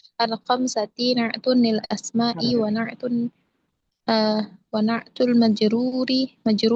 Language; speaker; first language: Arabic; non-native, learner; Indonesian